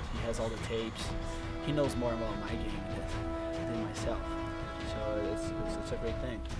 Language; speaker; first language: English; non-native, fluent; Portuguese